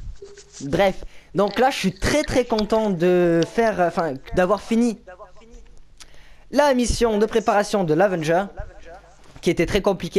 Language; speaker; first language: French; native; French